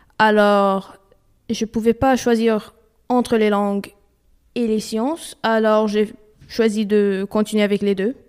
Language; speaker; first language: French; early bilingual, other home language; Romanian